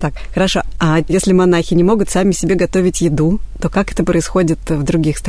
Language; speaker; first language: Russian; native; Russian